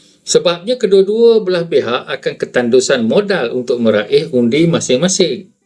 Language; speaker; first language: Malay; native; Malay